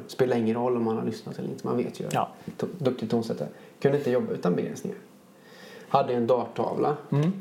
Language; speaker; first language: Swedish; native; Swedish